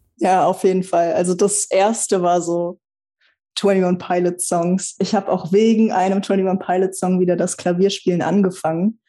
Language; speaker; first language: German; early bilingual, other home language; Russian